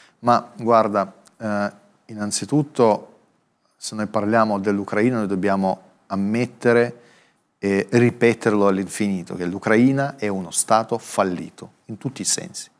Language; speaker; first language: Italian; non-native, fluent; Russian